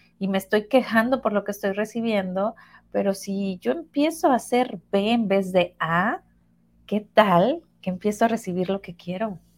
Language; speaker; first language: Spanish; native; Spanish